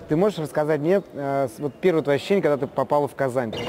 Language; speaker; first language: Russian; native; Russian